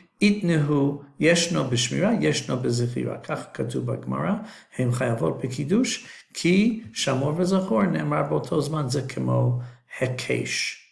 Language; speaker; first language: Hebrew; non-native, fluent; English